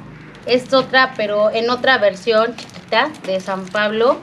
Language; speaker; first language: Spanish; native; Spanish